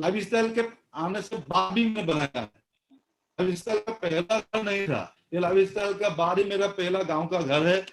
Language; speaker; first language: Hindi; non-native, local second language; Assamese